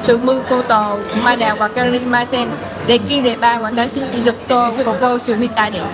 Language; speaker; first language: Japanese; non-native, learner; Vietnamese